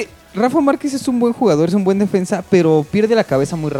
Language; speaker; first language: Spanish; native; Spanish